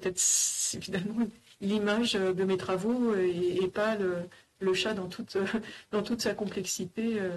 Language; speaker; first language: French; native; French